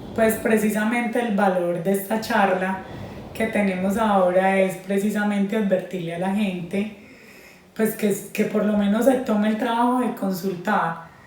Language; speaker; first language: Spanish; native; Spanish